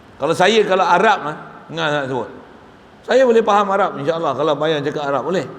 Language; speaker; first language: Malay; native; Malay